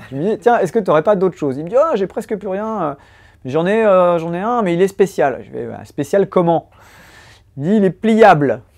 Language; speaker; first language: French; native; French